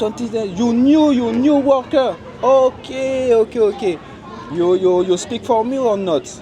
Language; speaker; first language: English; non-native, learner; French